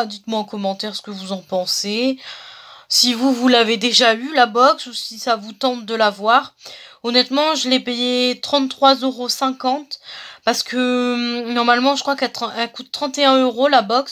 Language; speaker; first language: French; native; French